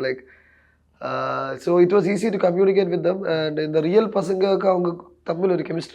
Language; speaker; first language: Tamil; non-native, learner; Malayalam